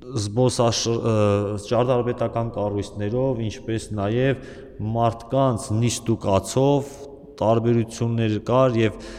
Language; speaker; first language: Armenian; native; Armenian